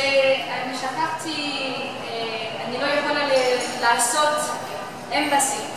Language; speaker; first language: Hebrew; non-native, learner; French